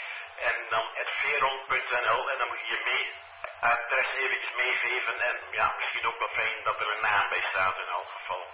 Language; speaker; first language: Dutch; native; Dutch